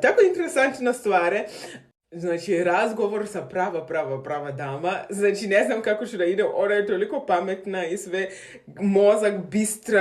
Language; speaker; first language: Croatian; non-native, fluent; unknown